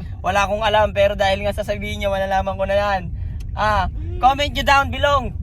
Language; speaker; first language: Filipino; native; Filipino